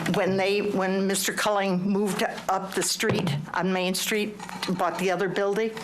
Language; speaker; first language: English; native; English